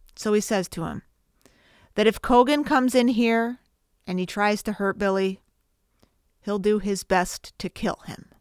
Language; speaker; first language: English; native; English